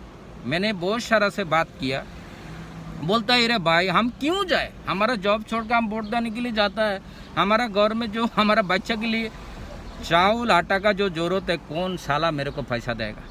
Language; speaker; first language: Hindi; non-native, local second language; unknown